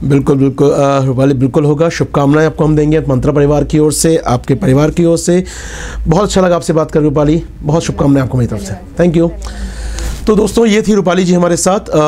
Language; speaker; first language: Hindi; native; Hindi